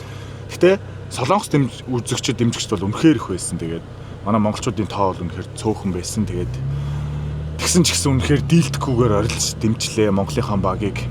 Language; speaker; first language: Mongolian; native; Mongolian